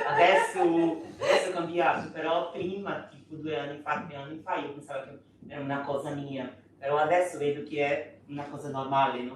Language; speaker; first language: Italian; non-native, fluent; Portuguese